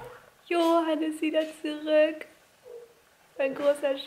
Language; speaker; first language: German; native; German